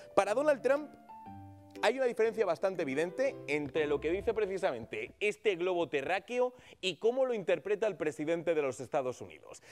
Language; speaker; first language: Spanish; native; Spanish